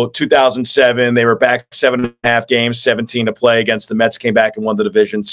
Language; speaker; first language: English; native; English